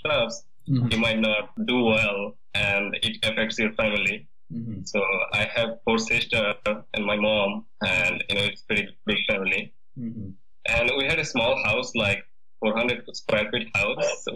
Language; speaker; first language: English; non-native, learner; Bangla